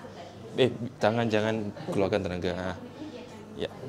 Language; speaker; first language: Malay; non-native, local second language; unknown